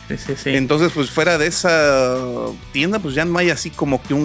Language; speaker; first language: Spanish; native; Spanish